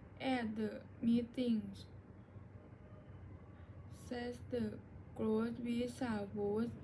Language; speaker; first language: English; non-native, learner; Thai